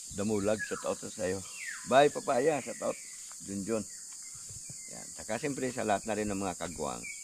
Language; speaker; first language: Filipino; non-native, local second language; Cebuano